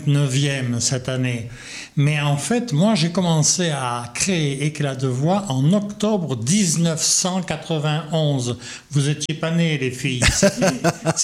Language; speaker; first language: French; native; French